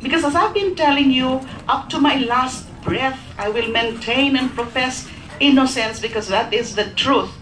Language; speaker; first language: English; non-native, local second language; Filipino